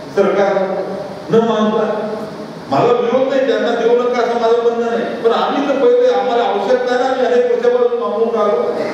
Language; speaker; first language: Marathi; non-native, local second language; Lambadi